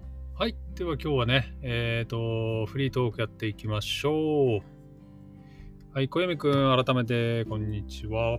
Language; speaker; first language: Japanese; native; Japanese